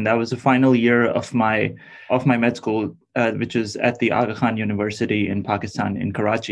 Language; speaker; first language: English; non-native, local second language; Urdu